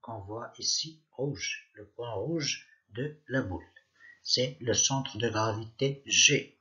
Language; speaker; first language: French; non-native, local second language; Arabic